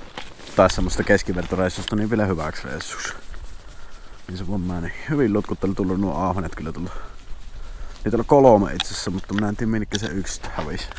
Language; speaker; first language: Finnish; native; Finnish